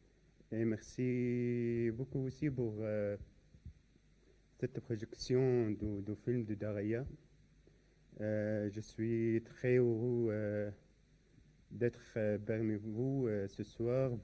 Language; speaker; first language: French; non-native, learner; Arabic